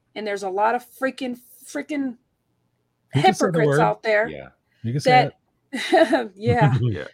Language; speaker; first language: English; early bilingual, heritage; Spanish